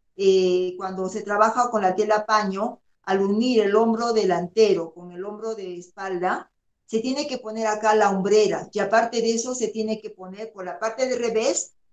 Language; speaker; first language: Spanish; native; Spanish